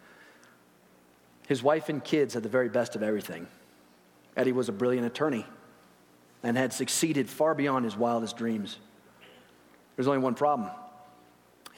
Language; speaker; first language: English; native; English